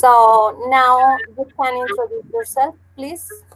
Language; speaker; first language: English; non-native, fluent; Spanish